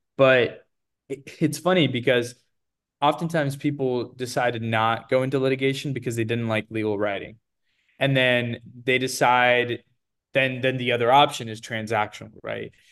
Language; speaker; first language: English; early bilingual, other home language; Portuguese